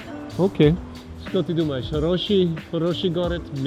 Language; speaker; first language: Russian; non-native, learner; English